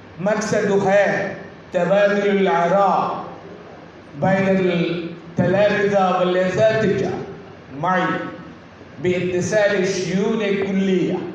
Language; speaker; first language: Arabic; non-native, learner; Bangla